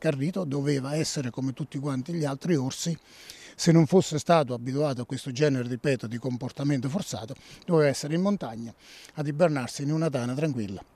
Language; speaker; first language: Italian; native; Italian